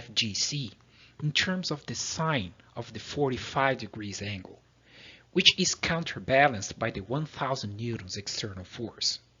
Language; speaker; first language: English; non-native, fluent; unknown